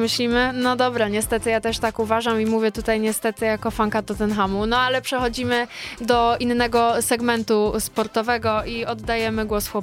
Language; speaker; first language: Polish; native; Polish